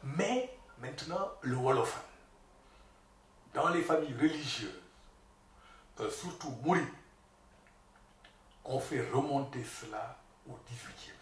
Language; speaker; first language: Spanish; non-native, learner; French